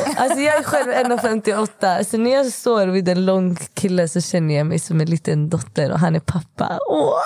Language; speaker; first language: Swedish; early bilingual, other home language; Kurdish